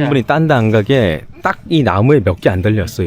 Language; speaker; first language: Korean; native; Korean